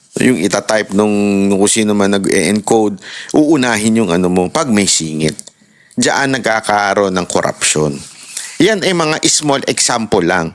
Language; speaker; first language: Filipino; native; Filipino